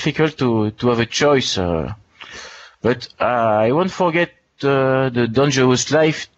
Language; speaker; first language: English; non-native, learner; French